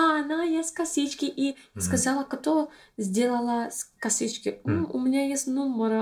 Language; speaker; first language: Russian; non-native, learner; English